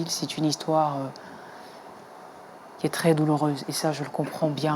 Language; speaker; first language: French; native; French